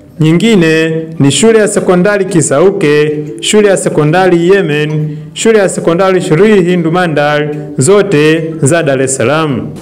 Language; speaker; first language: Swahili; native; Swahili